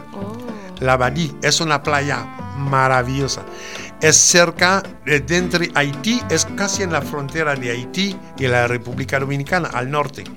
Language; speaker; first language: Spanish; non-native, fluent; Haitian Creole